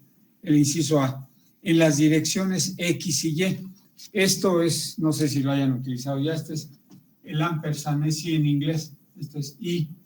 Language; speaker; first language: Spanish; native; Spanish